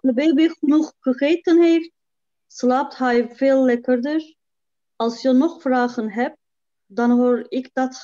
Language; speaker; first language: Dutch; non-native, learner; Turkish